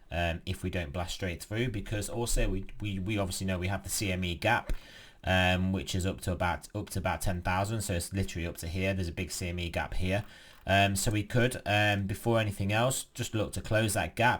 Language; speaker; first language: English; native; English